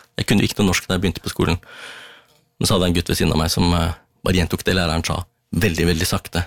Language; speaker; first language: Norwegian; early bilingual, other home language; Tamil